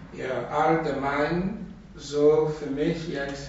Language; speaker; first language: German; non-native, learner; Russian